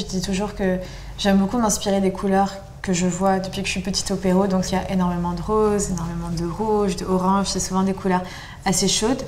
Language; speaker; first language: French; early bilingual, other home language; Spanish